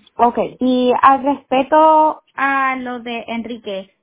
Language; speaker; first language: Spanish; early bilingual, heritage; Spanish